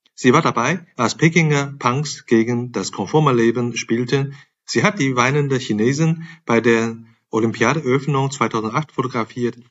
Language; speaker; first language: German; native; German